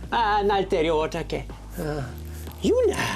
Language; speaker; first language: Korean; non-native, fluent; English